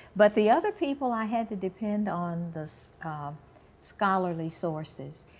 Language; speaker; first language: English; native; English